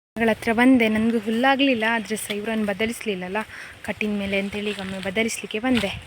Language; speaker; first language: Kannada; non-native, local second language; Konkani